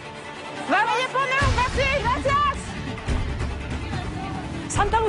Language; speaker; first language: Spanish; non-native, learner; French